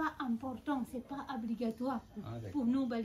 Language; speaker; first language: French; non-native, fluent; Balinese